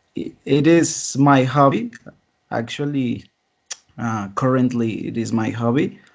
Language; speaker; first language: English; non-native, learner; Spanish